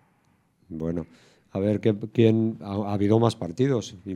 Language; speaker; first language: Spanish; native; Spanish